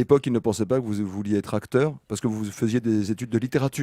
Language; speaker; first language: French; native; French